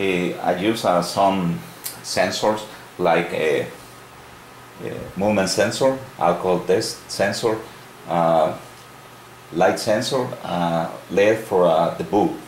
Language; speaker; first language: English; non-native, learner; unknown